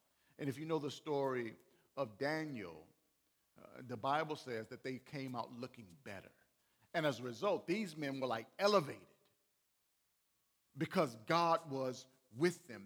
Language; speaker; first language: English; native; English